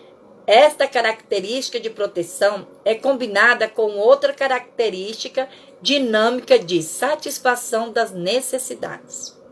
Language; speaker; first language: Portuguese; native; Portuguese